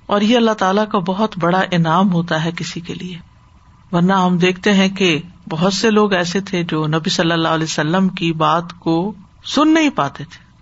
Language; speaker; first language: Urdu; native; Urdu